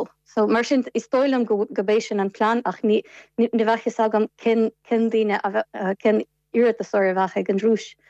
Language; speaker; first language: Irish; non-native, fluent; Ukrainian